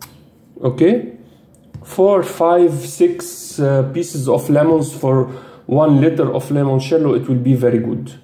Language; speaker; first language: English; non-native, fluent; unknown